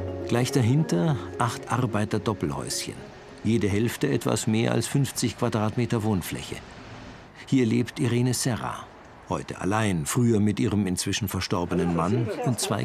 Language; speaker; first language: German; native; German